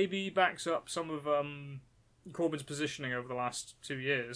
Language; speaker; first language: English; native; English